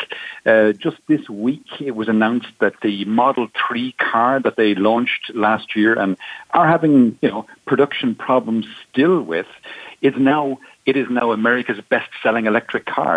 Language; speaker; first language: English; native; English